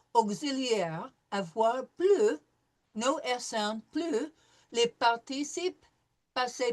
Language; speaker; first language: French; non-native, fluent; English